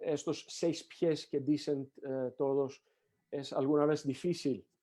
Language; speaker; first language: Spanish; non-native, learner; English